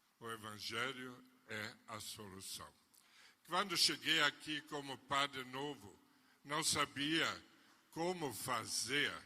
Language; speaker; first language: Portuguese; non-native, fluent; German